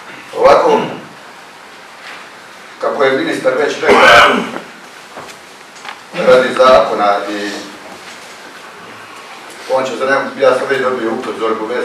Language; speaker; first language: Croatian; native; Croatian